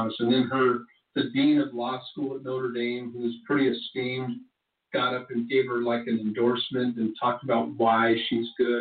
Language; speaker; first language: English; native; English